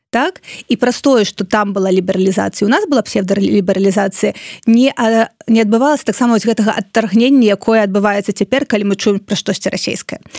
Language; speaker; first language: Belarusian; non-native, local second language; Russian